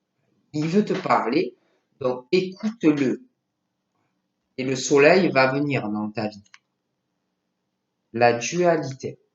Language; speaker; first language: French; native; French